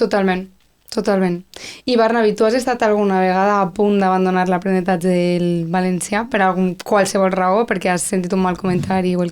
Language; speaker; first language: Catalan; native; Catalan